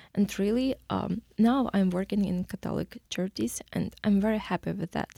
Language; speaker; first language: English; non-native, learner; Ukrainian